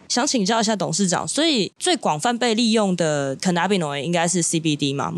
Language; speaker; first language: Chinese; native; Chinese